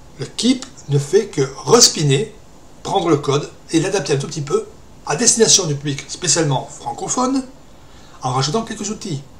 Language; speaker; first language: French; native; French